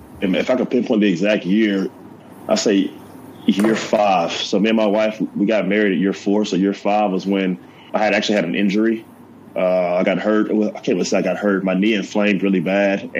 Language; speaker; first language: English; native; English